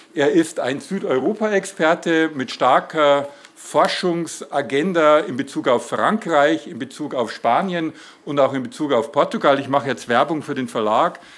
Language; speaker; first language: German; native; German